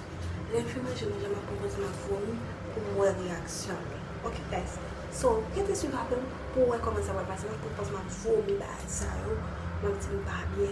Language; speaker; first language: French; non-native, learner; Haitian Creole